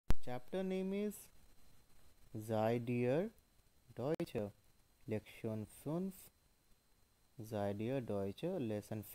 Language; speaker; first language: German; non-native, learner; Hindi